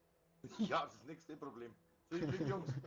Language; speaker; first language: German; native; German